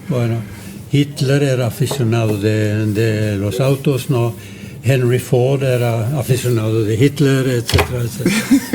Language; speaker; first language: Spanish; non-native, fluent; Norwegian